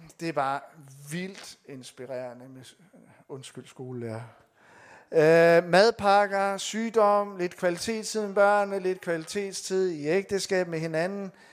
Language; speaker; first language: Danish; native; Danish